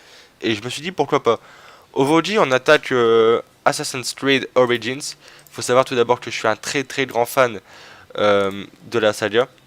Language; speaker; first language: French; native; French